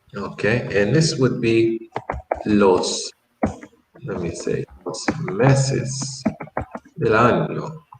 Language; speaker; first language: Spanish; non-native, fluent; English